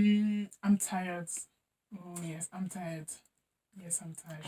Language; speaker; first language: English; non-native, learner; French